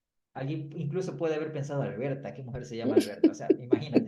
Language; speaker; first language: Spanish; native; Spanish